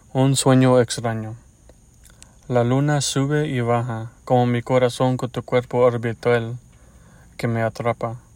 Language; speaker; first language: Spanish; early bilingual, heritage; Spanish